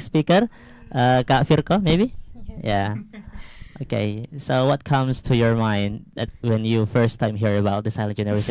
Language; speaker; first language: English; non-native, learner; Indonesian